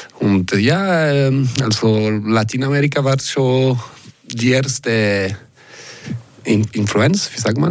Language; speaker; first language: German; non-native, local second language; French